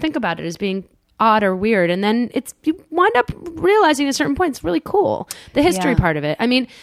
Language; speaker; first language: English; native; English